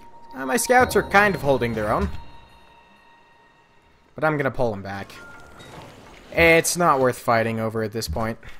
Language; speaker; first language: English; native; English